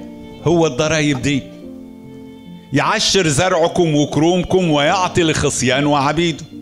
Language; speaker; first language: Arabic; native; Arabic